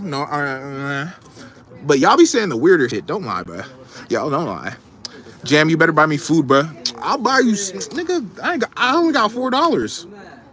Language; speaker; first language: English; native; English